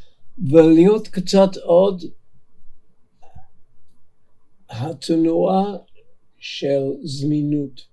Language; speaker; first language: Hebrew; non-native, fluent; English